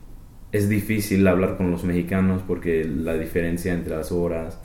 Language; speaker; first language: Spanish; non-native, fluent; English